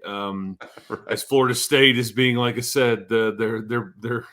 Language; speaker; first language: English; native; English